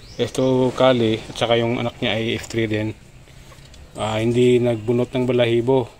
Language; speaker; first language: Filipino; non-native, local second language; Cebuano